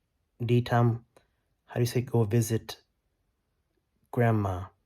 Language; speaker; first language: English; early bilingual, other home language; Vietnamese